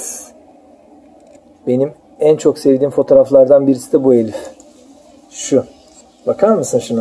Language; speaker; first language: Turkish; native; Turkish